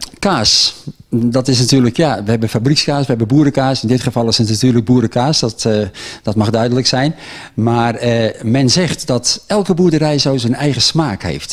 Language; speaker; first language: Dutch; native; Dutch